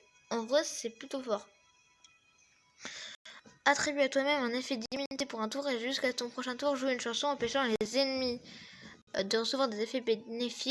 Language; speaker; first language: French; native; French